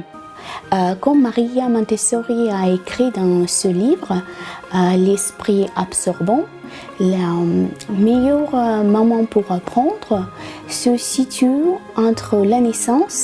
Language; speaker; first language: French; non-native, fluent; Russian